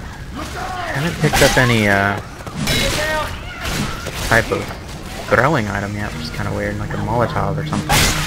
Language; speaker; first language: English; native; English